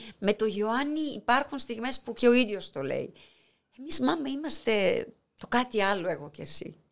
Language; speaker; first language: Greek; non-native, fluent; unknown